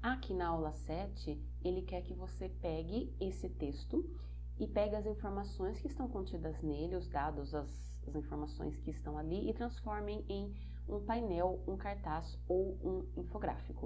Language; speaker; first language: Portuguese; native; Portuguese